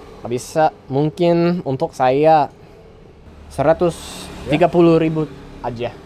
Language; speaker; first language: Indonesian; non-native, learner; English